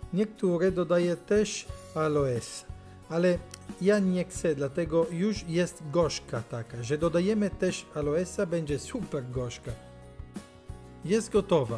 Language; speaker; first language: Polish; non-native, learner; Italian